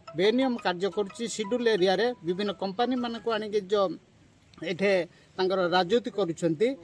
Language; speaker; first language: Odia; non-native, local second language; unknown